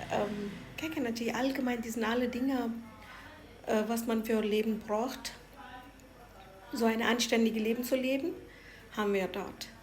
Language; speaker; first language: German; non-native, fluent; Urdu